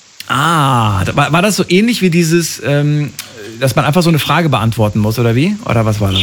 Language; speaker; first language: German; native; German